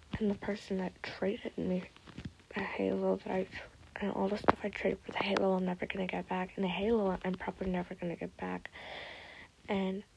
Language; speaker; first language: English; native; English